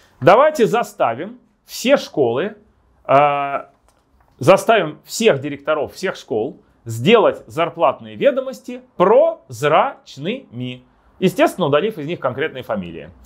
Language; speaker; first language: Russian; native; Russian